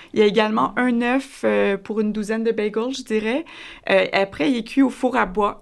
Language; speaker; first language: French; native; French